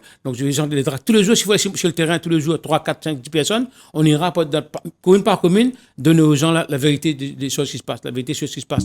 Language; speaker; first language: French; non-native, local second language; Réunion Creole French